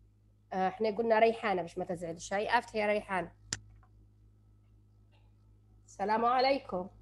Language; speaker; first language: Arabic; native; Arabic